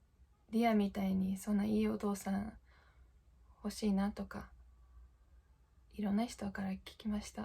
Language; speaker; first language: Japanese; non-native, fluent; English